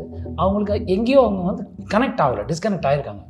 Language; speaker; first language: Tamil; native; Tamil